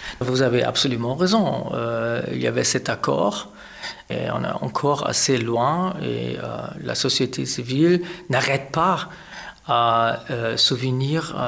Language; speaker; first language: French; non-native, fluent; German